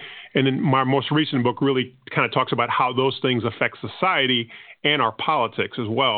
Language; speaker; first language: English; non-native, fluent; Spanish